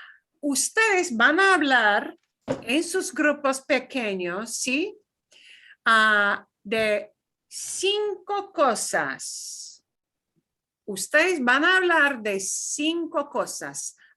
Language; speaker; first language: Spanish; non-native, fluent; English